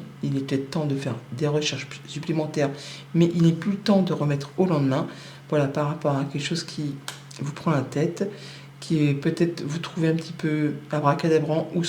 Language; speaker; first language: French; native; French